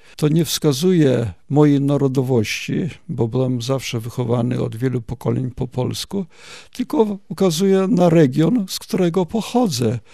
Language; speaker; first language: Polish; native; Polish